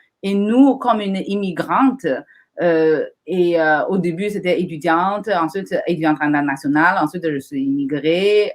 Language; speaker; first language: French; non-native, fluent; Chinese